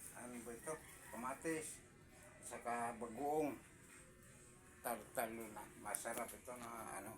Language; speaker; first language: Filipino; non-native, local second language; Waray